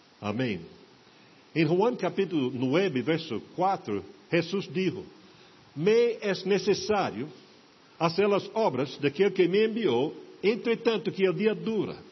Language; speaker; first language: Portuguese; non-native, fluent; English